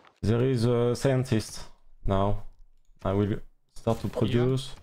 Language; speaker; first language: English; non-native, learner; French